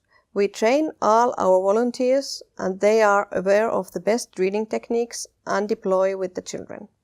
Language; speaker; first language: English; non-native, fluent; Finnish